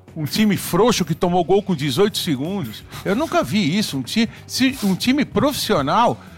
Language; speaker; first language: Portuguese; native; Portuguese